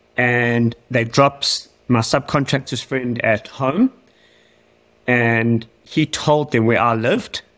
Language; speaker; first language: English; native; English